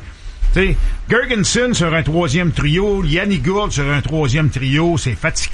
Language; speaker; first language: French; native; French